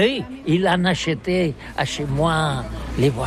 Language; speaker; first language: French; non-native, learner; Catalan